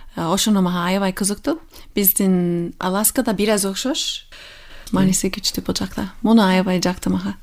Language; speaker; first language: Kyrgyz; non-native, fluent; English